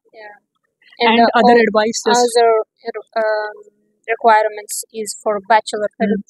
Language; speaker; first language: English; non-native, learner; Kazakh